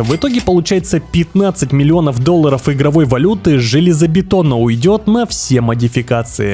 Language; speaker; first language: Russian; native; Russian